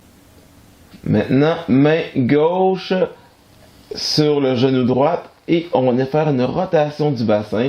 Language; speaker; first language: French; native; French